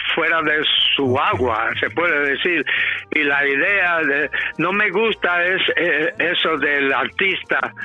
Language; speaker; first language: Spanish; non-native, fluent; English